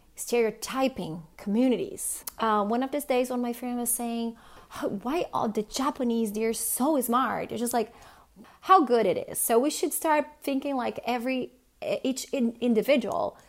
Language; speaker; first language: English; non-native, fluent; Portuguese